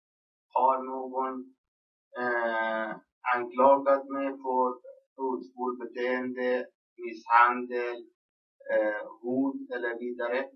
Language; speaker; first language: Swedish; non-native, local second language; Persian